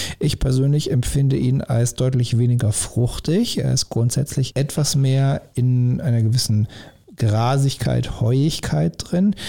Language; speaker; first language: German; native; German